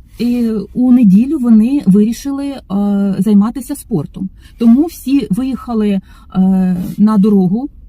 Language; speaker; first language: Ukrainian; non-native, local second language; Russian